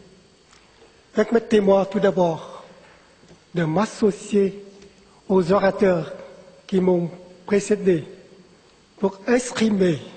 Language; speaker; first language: French; non-native, fluent; Vietnamese